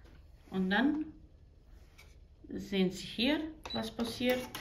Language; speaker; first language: German; non-native, fluent; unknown